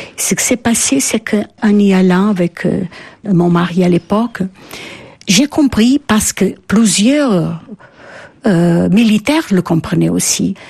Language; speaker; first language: French; non-native, fluent; Portuguese